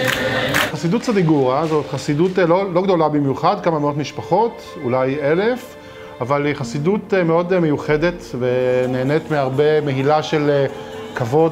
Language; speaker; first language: Hebrew; native; Hebrew